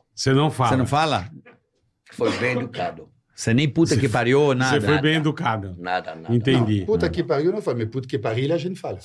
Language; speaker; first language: Portuguese; non-native, fluent; French